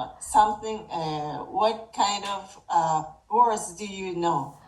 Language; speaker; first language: English; non-native, fluent; Japanese